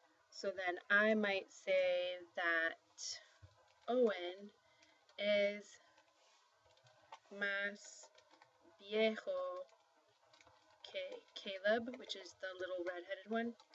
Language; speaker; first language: English; native; English